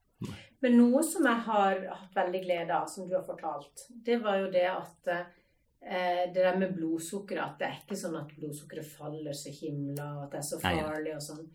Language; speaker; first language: Norwegian; native; Norwegian